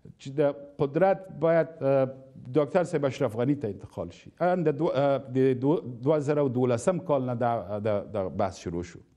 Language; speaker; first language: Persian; non-native, local second language; Pashto